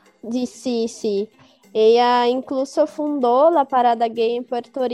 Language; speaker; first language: Spanish; non-native, learner; Portuguese